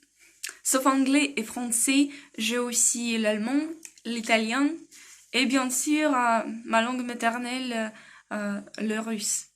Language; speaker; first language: French; non-native, learner; Russian